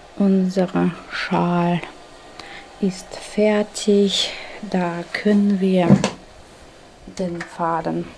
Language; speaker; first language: German; non-native, fluent; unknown